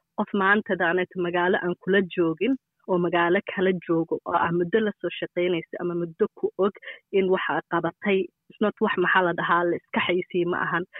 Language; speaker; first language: Somali; early bilingual, heritage; Somali